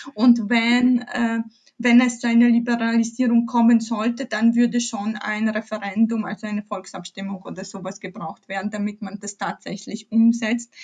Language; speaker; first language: German; early bilingual, other home language; Polish